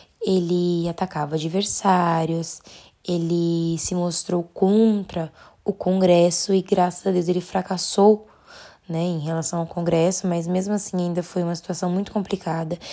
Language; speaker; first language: Portuguese; native; Portuguese